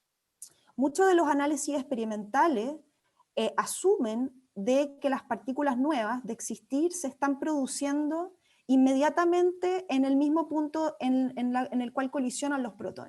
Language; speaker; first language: Spanish; native; Spanish